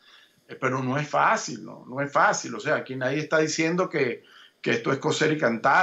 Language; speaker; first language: Spanish; native; Spanish